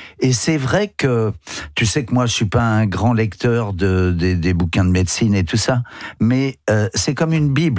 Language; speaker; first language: French; native; French